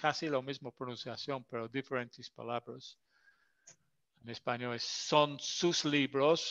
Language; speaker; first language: Spanish; non-native, fluent; English